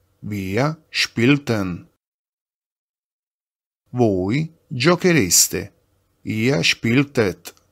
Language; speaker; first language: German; non-native, fluent; Italian